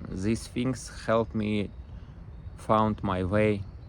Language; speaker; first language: English; non-native, learner; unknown